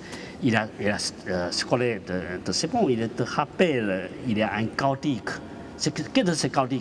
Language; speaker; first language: French; non-native, learner; Chinese